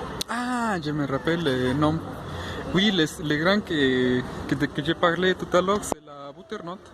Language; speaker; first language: French; non-native, fluent; Spanish